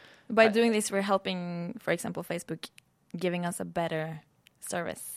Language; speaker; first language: English; non-native, fluent; Norwegian